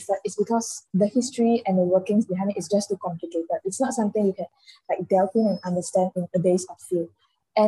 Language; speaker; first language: English; non-native, local second language; Chinese